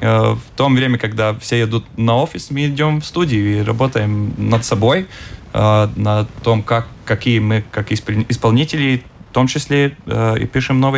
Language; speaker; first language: Russian; non-native, local second language; Latvian